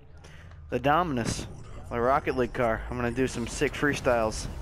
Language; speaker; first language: English; native; English